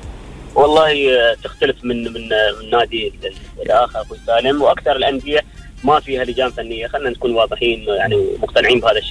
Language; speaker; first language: Arabic; native; Arabic